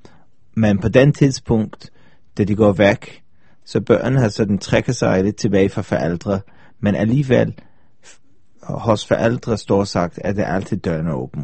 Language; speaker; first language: Danish; non-native, fluent; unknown